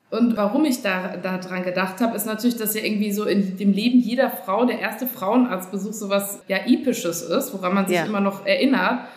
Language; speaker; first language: German; native; German